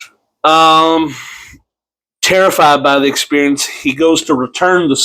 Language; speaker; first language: English; native; English